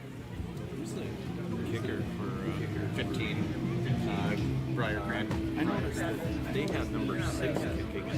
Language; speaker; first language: English; native; English